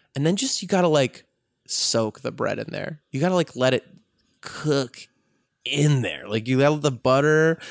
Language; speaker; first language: English; native; English